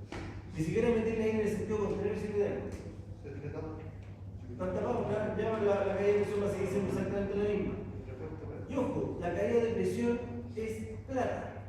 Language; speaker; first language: Spanish; native; Spanish